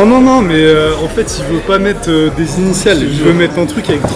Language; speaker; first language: French; native; French